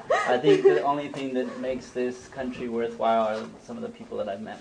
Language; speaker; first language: English; non-native, fluent; Spanish